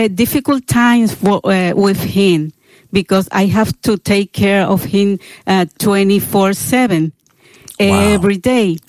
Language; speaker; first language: English; non-native, learner; Spanish